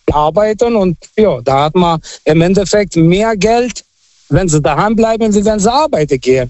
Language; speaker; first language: German; non-native, fluent; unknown